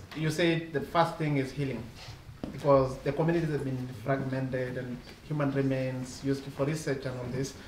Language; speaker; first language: English; non-native, local second language; Masai